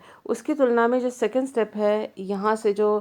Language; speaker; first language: Hindi; native; Hindi